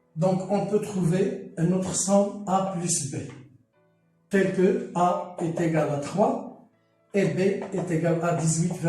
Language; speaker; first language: French; non-native, local second language; Arabic